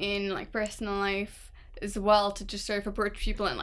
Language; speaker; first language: English; non-native, local second language; Urdu